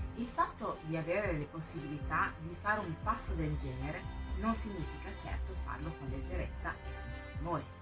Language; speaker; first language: Italian; non-native, fluent; French